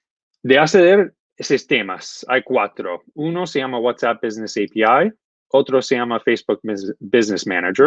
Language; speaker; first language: Spanish; non-native, fluent; English